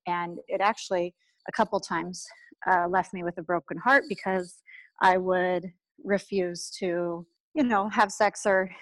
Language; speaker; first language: English; native; English